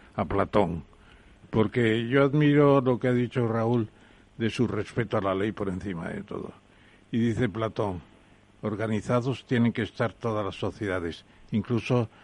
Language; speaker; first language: Spanish; native; Spanish